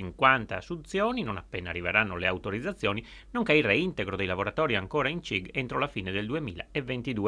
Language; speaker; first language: Italian; native; Italian